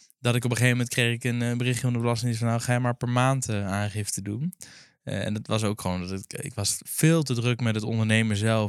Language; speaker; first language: Dutch; native; Dutch